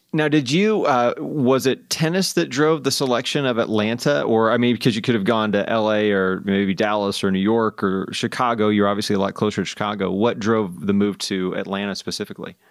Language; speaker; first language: English; native; English